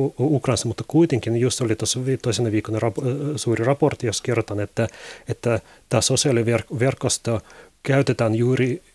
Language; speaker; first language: Finnish; non-native, learner; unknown